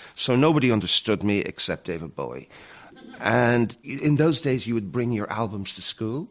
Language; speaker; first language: English; native; English